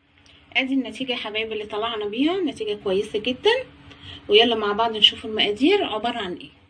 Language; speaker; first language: Arabic; native; Arabic